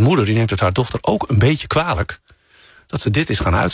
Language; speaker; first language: Dutch; native; Dutch